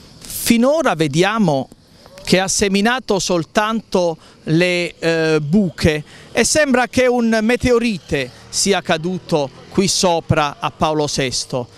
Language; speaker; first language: Italian; native; Italian